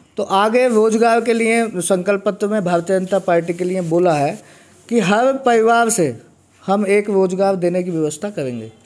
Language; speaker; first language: Hindi; native; Hindi